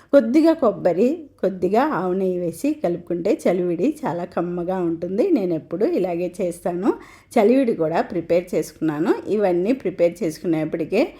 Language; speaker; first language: Telugu; non-native, local second language; Tamil